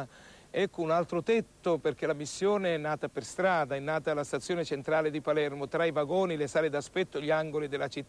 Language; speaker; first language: Italian; native; Italian